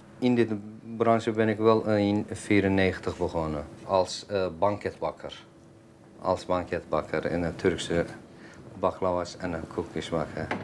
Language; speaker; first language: Dutch; non-native, fluent; Turkish